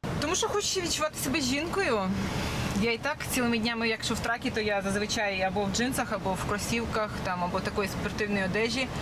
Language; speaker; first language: Ukrainian; native; Ukrainian